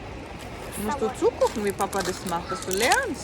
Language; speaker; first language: German; non-native, fluent; Filipino